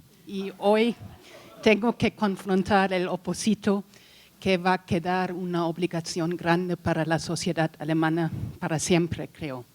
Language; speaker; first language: Spanish; non-native, learner; German